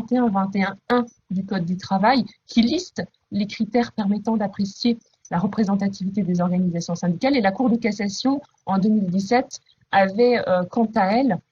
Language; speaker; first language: French; native; French